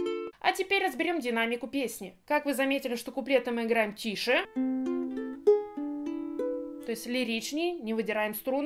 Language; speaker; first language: Russian; native; Russian